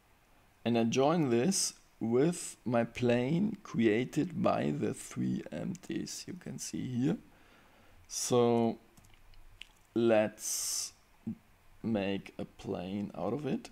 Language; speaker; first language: English; non-native, fluent; German